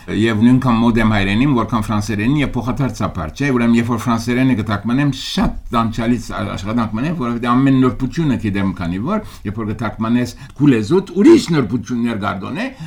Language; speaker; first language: Armenian; early bilingual, heritage; Armenian